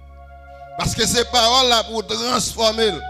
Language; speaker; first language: French; non-native, learner; Haitian Creole